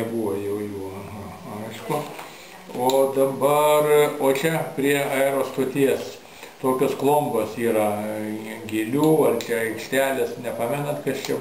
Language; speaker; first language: Lithuanian; native; Lithuanian